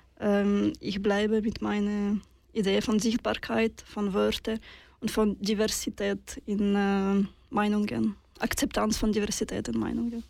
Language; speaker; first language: German; non-native, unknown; Russian